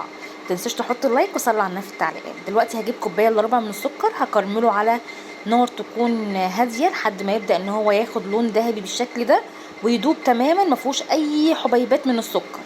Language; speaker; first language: Arabic; native; Arabic